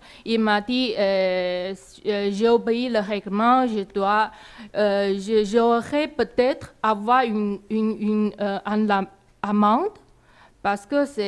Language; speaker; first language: French; non-native, learner; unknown